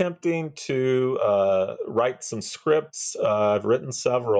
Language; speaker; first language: English; native; English